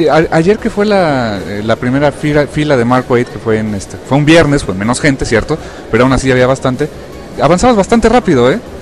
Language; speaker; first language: Spanish; native; Spanish